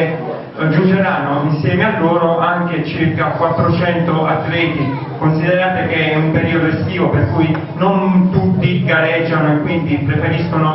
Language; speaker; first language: Italian; native; Italian